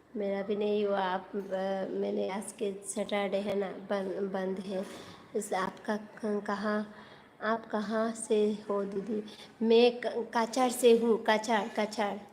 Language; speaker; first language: Hindi; non-native, local second language; Bangla